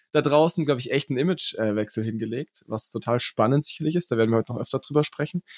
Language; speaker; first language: German; early bilingual, other home language; Arabic